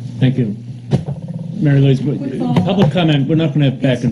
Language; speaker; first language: English; native; English